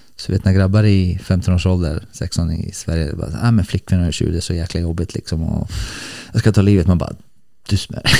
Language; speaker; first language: Swedish; early bilingual, other home language; Bosnian